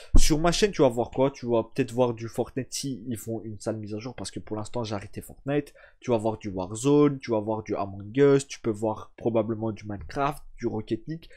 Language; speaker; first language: French; early bilingual, other home language; Turkish